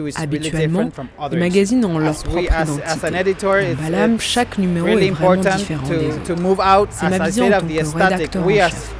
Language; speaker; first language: French; non-native, fluent; Spanish